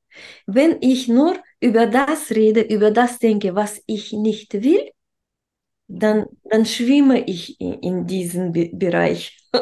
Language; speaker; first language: German; non-native, fluent; Russian